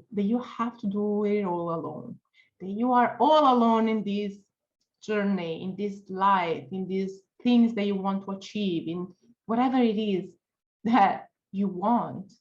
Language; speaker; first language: English; non-native, fluent; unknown